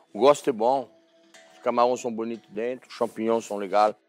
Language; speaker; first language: Portuguese; non-native, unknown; French